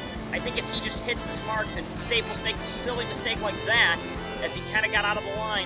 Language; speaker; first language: English; native; English